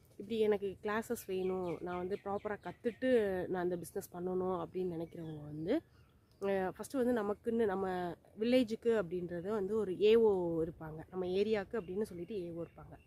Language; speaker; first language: Tamil; native; Tamil